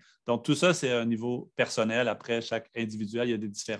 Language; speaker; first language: French; native; French